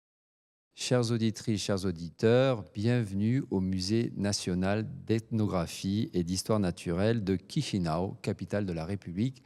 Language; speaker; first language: French; native; French